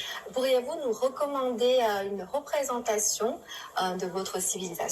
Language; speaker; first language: French; non-native, fluent; Chinese